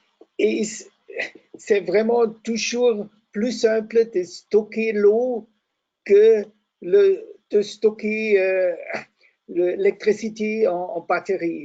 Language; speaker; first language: French; non-native, fluent; German